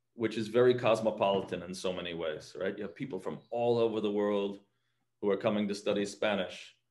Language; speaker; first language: English; native; English